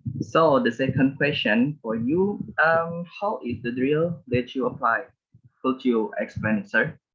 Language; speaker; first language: English; non-native, learner; Indonesian